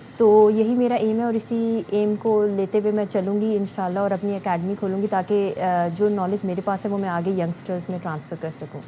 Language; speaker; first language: Urdu; native; Urdu